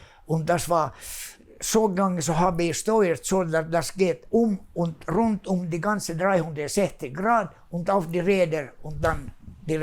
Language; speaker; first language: German; non-native, fluent; Finnish